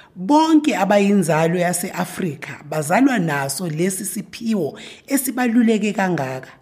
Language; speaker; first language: English; non-native, local second language; Zulu